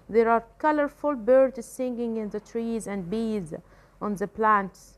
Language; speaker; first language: English; non-native, fluent; Arabic